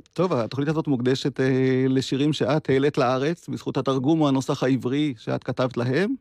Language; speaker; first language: Hebrew; native; Hebrew